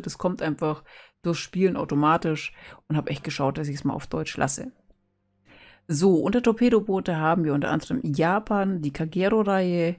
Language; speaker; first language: German; native; German